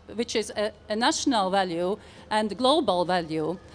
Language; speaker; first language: English; non-native, fluent; Latvian